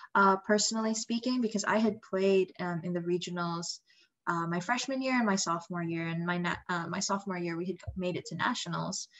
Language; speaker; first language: English; non-native, fluent; Indonesian